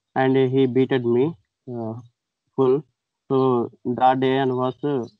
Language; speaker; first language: English; non-native, local second language; Telugu